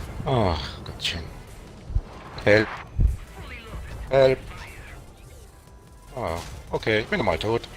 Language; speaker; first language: German; native; German